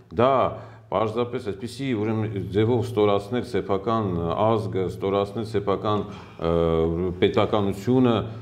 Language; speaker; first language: Armenian; native; Armenian